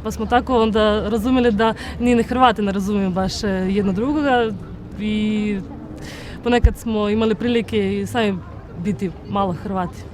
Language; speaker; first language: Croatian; non-native, fluent; Ukrainian